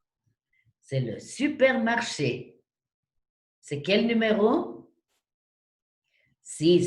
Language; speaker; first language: French; non-native, fluent; Spanish